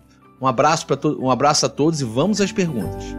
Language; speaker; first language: Portuguese; native; Portuguese